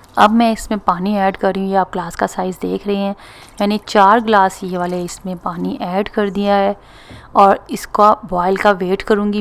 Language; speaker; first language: Urdu; non-native, local second language; Punjabi